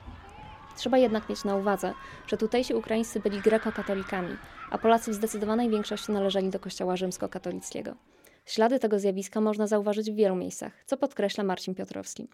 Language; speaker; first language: Polish; native; Polish